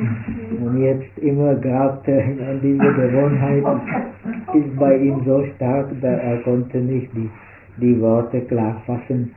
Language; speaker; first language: German; non-native, fluent; Czech